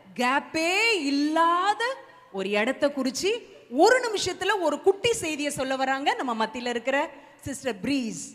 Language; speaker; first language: Tamil; native; Tamil